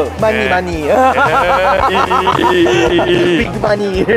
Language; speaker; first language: Japanese; non-native, learner; Thai